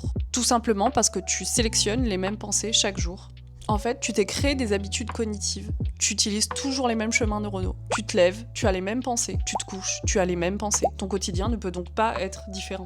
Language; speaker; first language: French; native; French